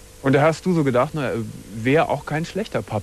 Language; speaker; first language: German; native; German